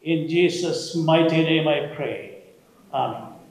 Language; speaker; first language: English; non-native, local second language; Malayalam